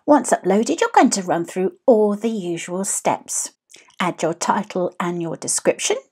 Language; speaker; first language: English; native; English